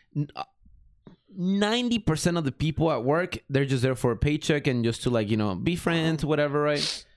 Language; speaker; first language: English; early bilingual, other home language; Spanish